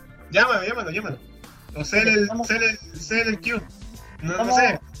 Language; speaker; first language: Spanish; native; Spanish